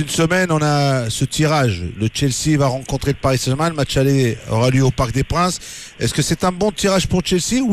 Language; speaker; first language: French; native; French